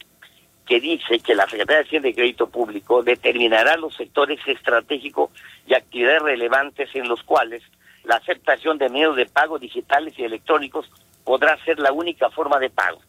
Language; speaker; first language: Spanish; native; Spanish